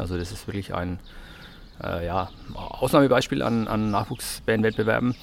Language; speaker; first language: German; native; German